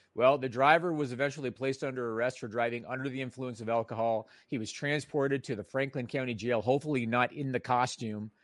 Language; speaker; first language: English; native; English